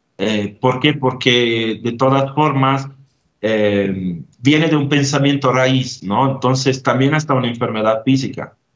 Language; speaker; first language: Spanish; non-native, fluent; Italian